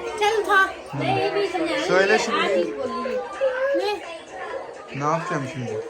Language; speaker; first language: Turkish; non-native, learner; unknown